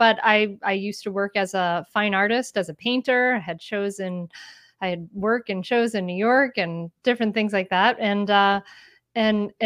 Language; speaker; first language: English; native; English